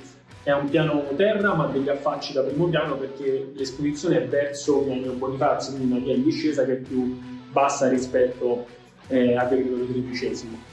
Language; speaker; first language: Italian; native; Italian